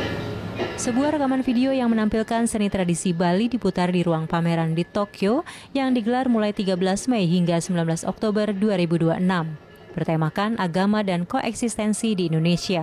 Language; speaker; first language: Indonesian; native; Indonesian